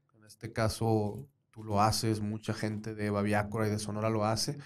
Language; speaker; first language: Spanish; native; Spanish